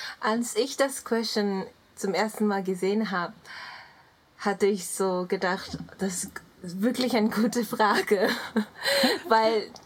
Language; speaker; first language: German; non-native, learner; Japanese